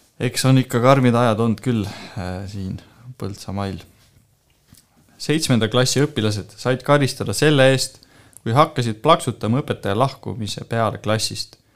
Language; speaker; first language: Estonian; native; Estonian